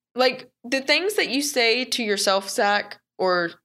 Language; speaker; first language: English; native; English